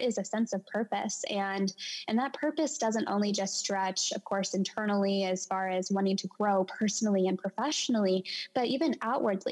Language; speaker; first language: English; native; English